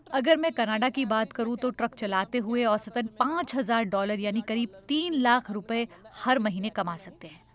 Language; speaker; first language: Hindi; native; Hindi